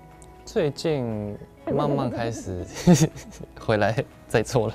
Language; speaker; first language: Chinese; non-native, fluent; Japanese